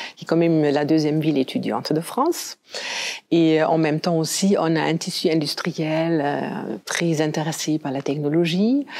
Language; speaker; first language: French; non-native, fluent; German